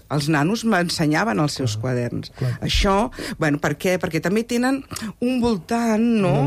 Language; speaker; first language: Catalan; native; Catalan